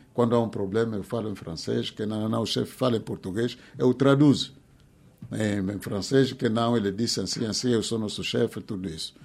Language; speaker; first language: Portuguese; non-native, fluent; Kongo